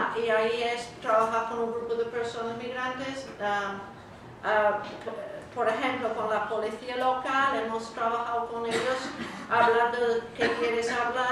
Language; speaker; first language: Spanish; non-native, fluent; English